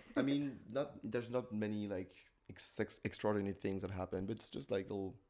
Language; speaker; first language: English; non-native, fluent; French